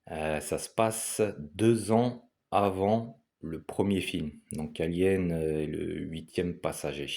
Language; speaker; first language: French; native; French